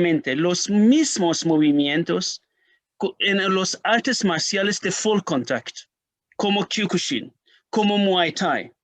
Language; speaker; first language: Spanish; non-native, learner; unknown